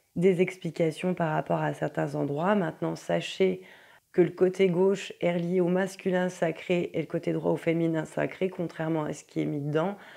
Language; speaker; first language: French; native; French